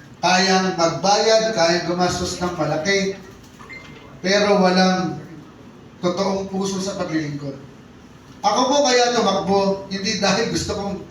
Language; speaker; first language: Filipino; native; Filipino